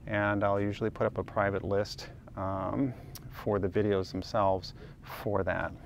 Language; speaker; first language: English; native; English